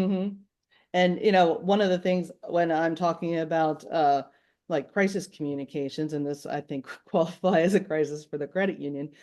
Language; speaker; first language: English; native; English